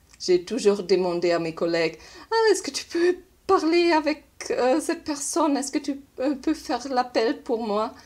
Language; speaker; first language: French; non-native, learner; German